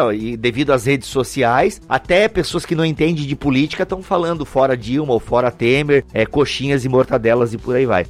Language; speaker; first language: Portuguese; native; Portuguese